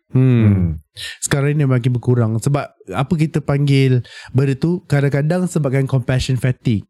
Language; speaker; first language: Malay; native; Malay